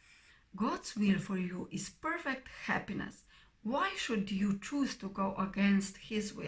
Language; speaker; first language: English; non-native, fluent; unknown